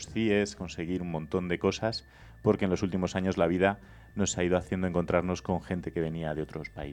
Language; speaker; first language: Spanish; native; Spanish